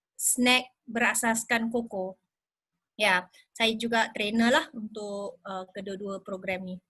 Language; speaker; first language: Malay; native; Malay